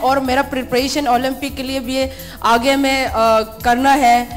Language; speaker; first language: Hindi; non-native, local second language; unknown